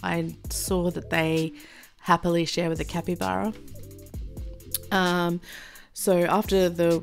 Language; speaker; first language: English; native; English